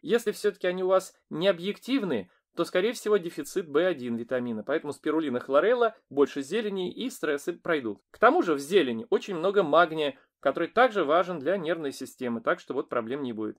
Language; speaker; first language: Russian; native; Russian